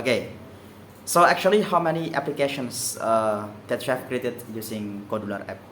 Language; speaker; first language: English; non-native, fluent; Indonesian